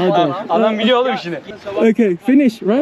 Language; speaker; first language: English; non-native, learner; Thai